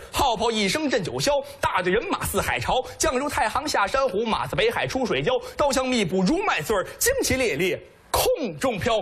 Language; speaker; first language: Chinese; native; Chinese